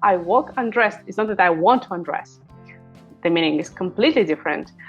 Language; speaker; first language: English; non-native, fluent; Russian